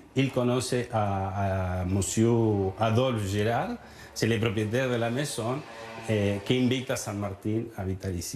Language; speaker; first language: French; non-native, learner; Spanish